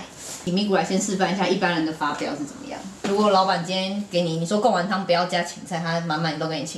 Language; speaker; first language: Chinese; native; Chinese